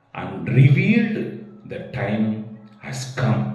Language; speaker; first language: English; non-native, local second language; Tamil